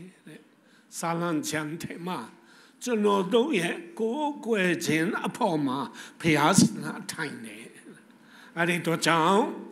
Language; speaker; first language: Burmese; non-native, local second language; Tedim Chin